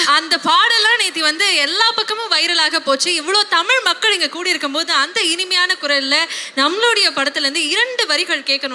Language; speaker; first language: Tamil; native; Tamil